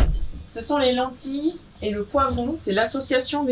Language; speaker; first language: French; native; French